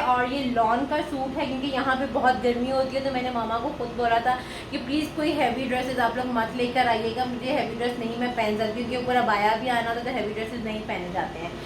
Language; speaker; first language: Urdu; native; Urdu